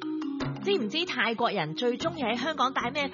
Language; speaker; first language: Cantonese; native; Cantonese